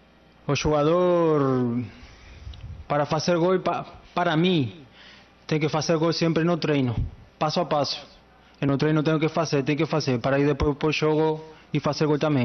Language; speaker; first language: Portuguese; non-native, learner; Spanish